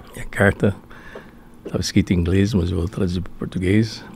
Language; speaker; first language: Portuguese; early bilingual, other home language; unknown